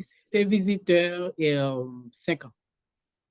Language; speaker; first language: French; non-native, local second language; Haitian Creole